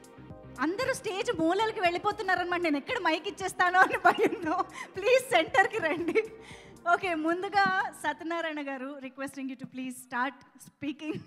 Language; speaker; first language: Telugu; native; Telugu